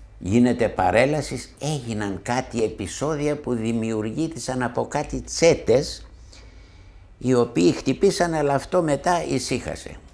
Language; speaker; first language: Greek; native; Greek